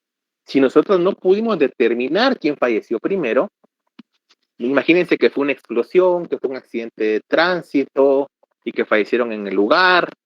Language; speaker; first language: Spanish; native; Spanish